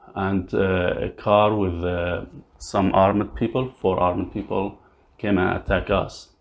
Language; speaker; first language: English; non-native, learner; Arabic